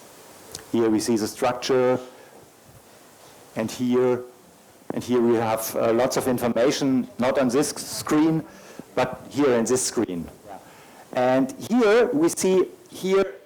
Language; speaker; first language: English; non-native, learner; German